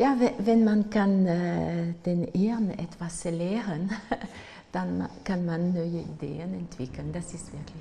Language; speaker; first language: German; non-native, local second language; French